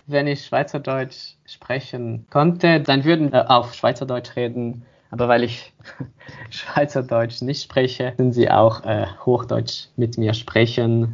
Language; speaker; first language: German; non-native, fluent; French